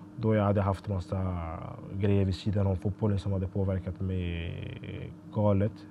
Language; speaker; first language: Swedish; early bilingual, other home language; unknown